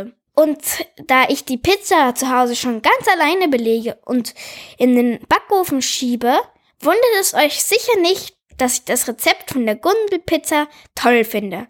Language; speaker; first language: German; native; German